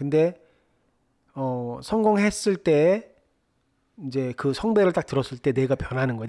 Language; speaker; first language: Korean; native; Korean